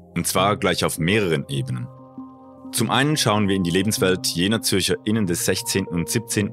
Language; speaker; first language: German; native; German